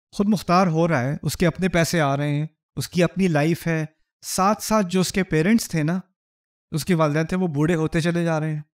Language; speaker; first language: Urdu; native; Urdu